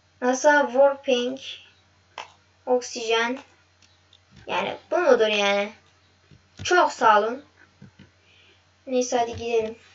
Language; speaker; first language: Turkish; native; Turkish